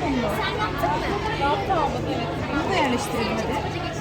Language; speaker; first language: Turkish; non-native, learner; Russian